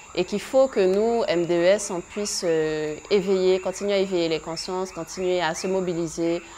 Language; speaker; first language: French; native; French